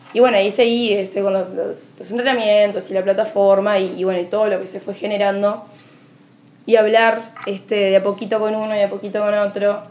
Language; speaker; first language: Spanish; native; Spanish